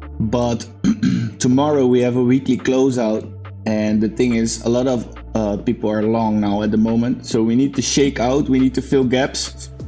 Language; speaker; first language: English; non-native, fluent; Dutch